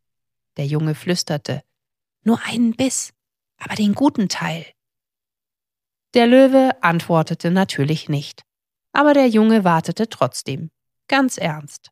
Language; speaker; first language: German; native; German